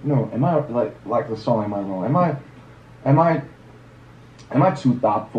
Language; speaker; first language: English; non-native, fluent; Korean